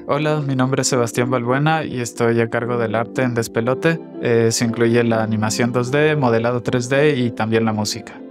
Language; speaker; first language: Spanish; native; Spanish